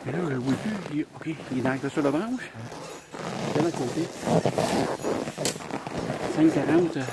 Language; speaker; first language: French; native; French